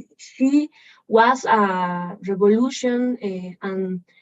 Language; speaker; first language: English; non-native, learner; Spanish